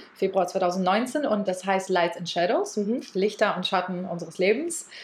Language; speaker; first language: German; early bilingual, other home language; Ukrainian